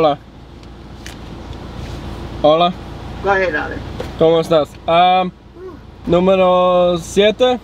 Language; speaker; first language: Spanish; non-native, learner; English